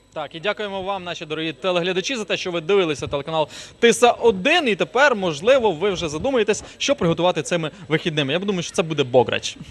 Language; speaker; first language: Ukrainian; native; Ukrainian